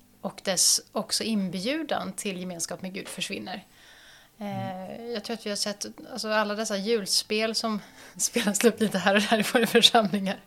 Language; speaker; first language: Swedish; native; Swedish